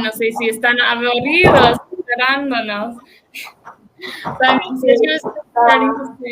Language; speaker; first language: Spanish; non-native, learner; English